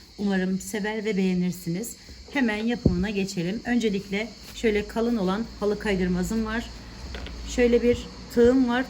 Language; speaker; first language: Turkish; native; Turkish